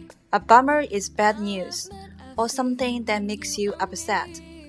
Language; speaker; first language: English; non-native, fluent; Chinese